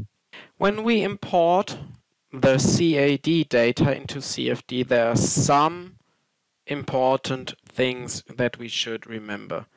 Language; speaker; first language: English; non-native, fluent; German